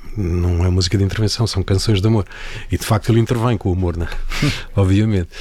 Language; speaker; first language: Portuguese; native; Portuguese